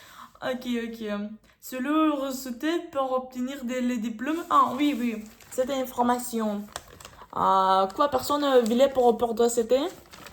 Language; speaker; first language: French; non-native, learner; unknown